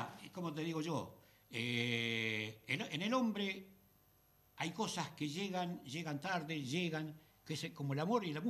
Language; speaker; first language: Spanish; native; Spanish